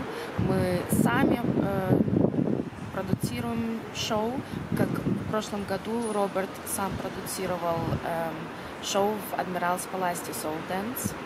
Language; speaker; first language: Russian; early bilingual, heritage; Russian